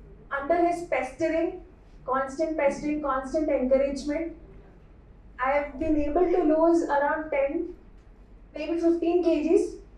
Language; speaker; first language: English; non-native, local second language; Telugu